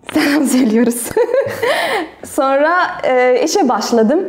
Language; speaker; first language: Turkish; non-native, learner; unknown